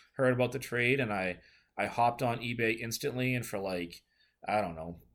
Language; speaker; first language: English; native; English